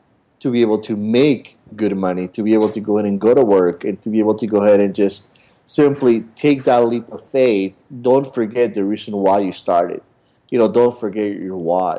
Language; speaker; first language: English; native; English